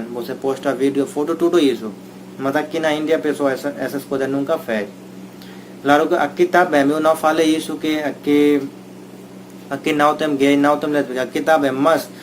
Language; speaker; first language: Portuguese; non-native, learner; Hindi